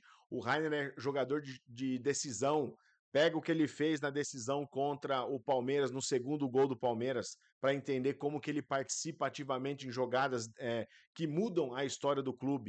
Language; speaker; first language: Portuguese; native; Portuguese